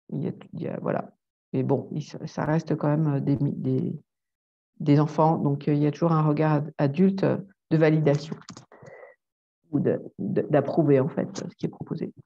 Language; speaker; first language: French; native; French